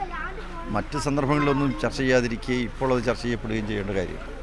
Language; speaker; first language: Malayalam; native; Malayalam